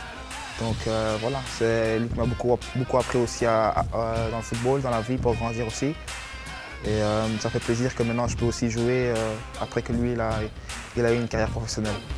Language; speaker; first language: French; early bilingual, other home language; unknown